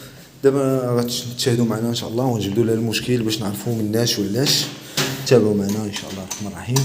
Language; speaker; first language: Arabic; native; Arabic